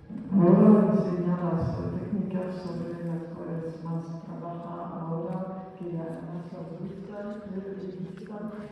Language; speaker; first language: Spanish; non-native, fluent; French